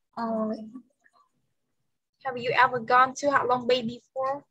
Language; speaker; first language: English; non-native, fluent; Vietnamese